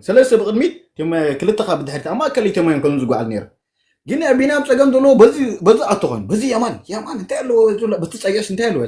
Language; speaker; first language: Tigrinya; native; Tigrinya